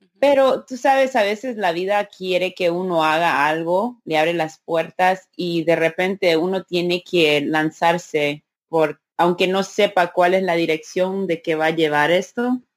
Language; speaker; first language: Spanish; early bilingual, heritage; Spanish